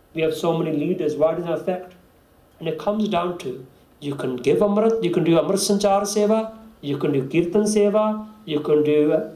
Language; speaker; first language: Punjabi; early bilingual, heritage; Punjabi